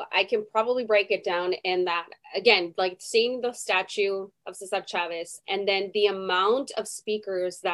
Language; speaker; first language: English; non-native, fluent; Spanish